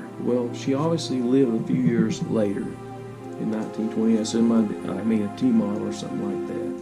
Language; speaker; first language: English; native; English